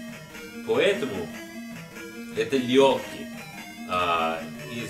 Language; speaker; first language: Russian; non-native, learner; English